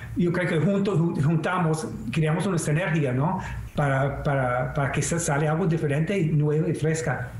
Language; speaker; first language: Spanish; non-native, fluent; English